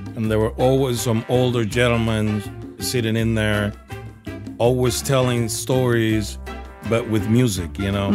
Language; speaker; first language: English; non-native, fluent; Spanish